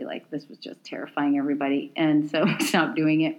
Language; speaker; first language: English; native; English